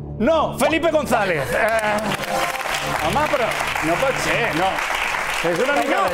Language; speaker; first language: Catalan; native; Catalan